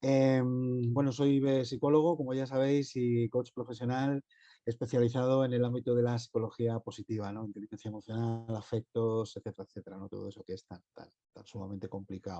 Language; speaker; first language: Spanish; native; Spanish